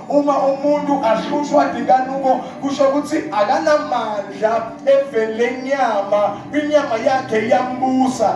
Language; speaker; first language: Zulu; non-native, local second language; Swati